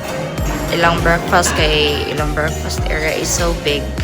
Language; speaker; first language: English; non-native, local second language; Cebuano